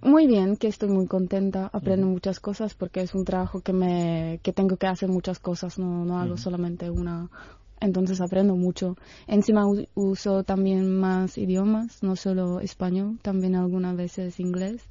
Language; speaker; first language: Spanish; non-native, fluent; Czech